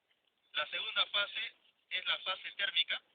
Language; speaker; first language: Spanish; native; Spanish